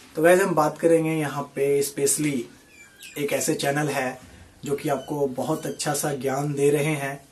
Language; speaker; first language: Hindi; native; Hindi